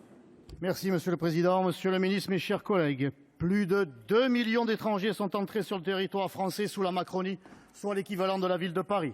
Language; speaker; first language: French; native; French